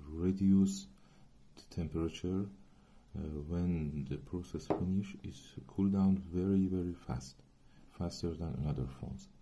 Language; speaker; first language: English; non-native, learner; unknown